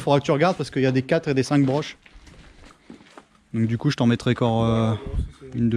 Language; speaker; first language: French; native; French